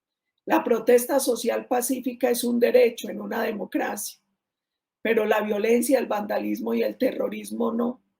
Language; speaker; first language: Spanish; native; Spanish